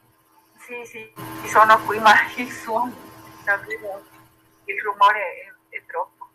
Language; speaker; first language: Italian; non-native, fluent; Spanish